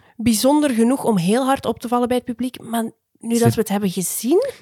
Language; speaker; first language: Dutch; non-native, fluent; Polish